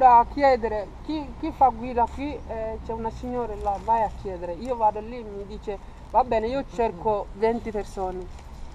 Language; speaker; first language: Italian; non-native, fluent; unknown